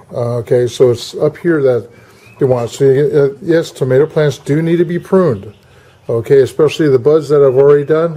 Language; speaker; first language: English; native; English